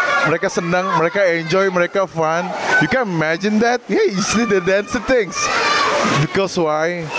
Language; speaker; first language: English; non-native, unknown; Indonesian